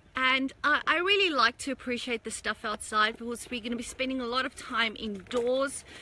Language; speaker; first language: English; native; English